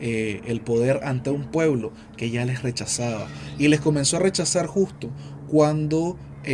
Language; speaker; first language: Spanish; native; Spanish